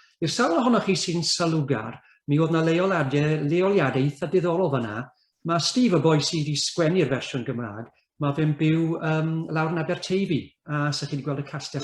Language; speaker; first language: Welsh; native; Welsh